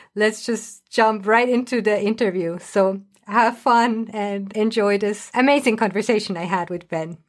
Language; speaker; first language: English; non-native, fluent; German